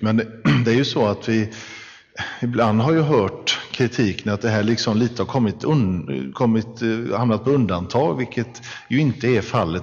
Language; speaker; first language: Swedish; native; Swedish